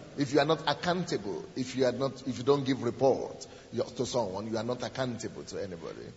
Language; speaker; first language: English; non-native, local second language; Yoruba